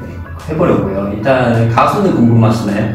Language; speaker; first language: Korean; non-native, fluent; Chinese